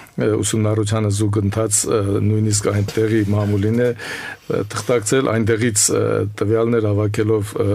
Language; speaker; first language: Armenian; native; Armenian